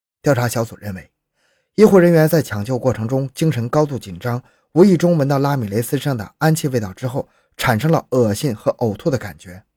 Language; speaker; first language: Chinese; native; Chinese